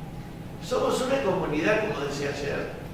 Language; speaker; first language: Spanish; native; Spanish